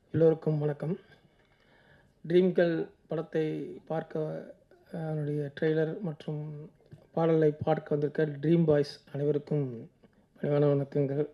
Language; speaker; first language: Tamil; native; Tamil